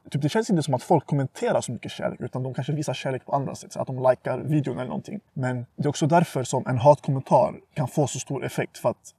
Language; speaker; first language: Swedish; early bilingual, other home language; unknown